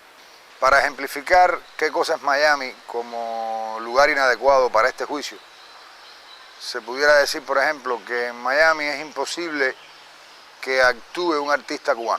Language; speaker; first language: Spanish; native; Spanish